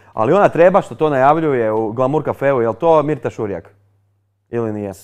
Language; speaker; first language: Croatian; native; Croatian